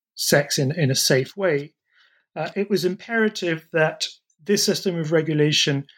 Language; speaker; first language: English; native; English